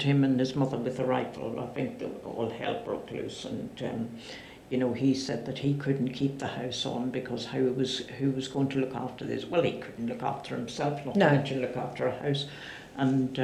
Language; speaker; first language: English; native; English